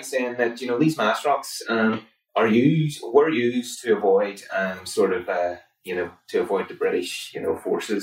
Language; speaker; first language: English; native; English